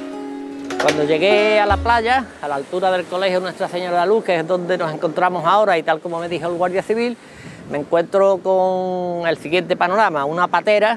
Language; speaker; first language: Spanish; native; Spanish